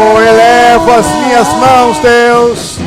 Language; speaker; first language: Portuguese; native; Portuguese